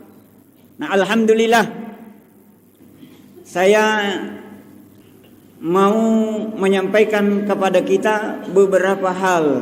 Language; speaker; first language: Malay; non-native, local second language; Buginese